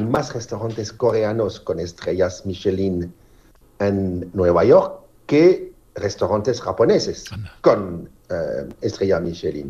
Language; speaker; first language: Spanish; non-native, fluent; French